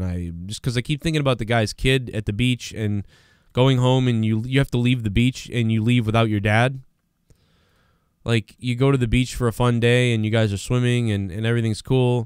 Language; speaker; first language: English; native; English